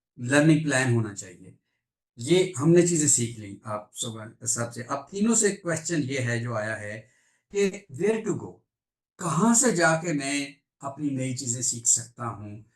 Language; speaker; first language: Urdu; native; Urdu